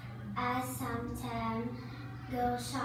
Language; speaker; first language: English; non-native, learner; Vietnamese